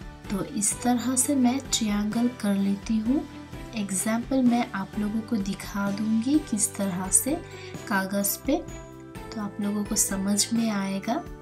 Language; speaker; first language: Hindi; non-native, local second language; Bangla